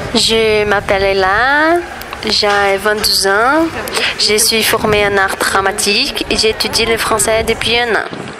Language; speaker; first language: French; non-native, learner; Portuguese